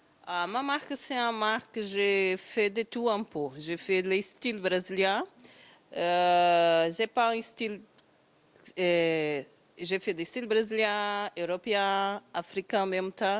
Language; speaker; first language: French; non-native, learner; Portuguese